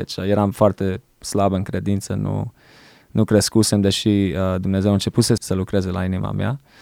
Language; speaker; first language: Romanian; early bilingual, heritage; Romanian